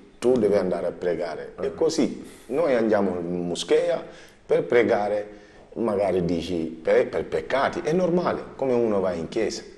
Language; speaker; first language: Italian; non-native, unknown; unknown